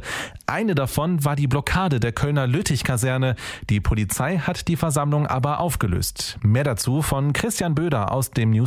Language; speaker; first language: German; native; German